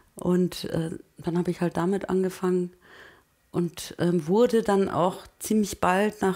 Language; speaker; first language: German; early bilingual, other home language; Turkish